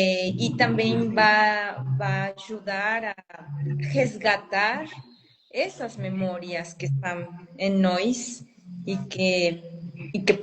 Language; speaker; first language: Portuguese; non-native, fluent; Spanish